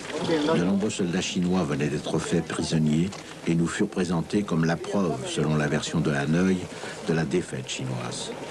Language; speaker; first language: French; native; French